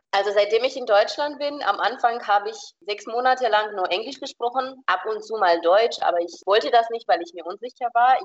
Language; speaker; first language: German; non-native, fluent; Romanian